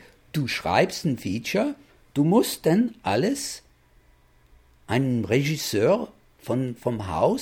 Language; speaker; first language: German; non-native, fluent; English